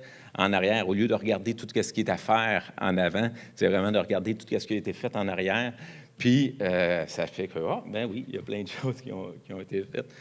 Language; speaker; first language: French; native; French